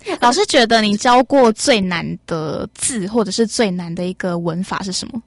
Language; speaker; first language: Chinese; native; Chinese